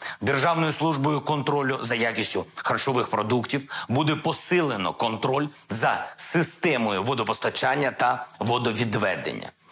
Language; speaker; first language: Ukrainian; non-native, local second language; Russian